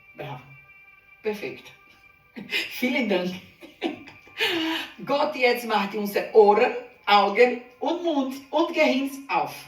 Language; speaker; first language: German; non-native, learner; Portuguese